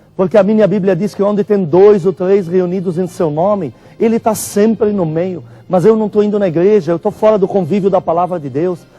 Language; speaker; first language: Portuguese; non-native, fluent; Arabic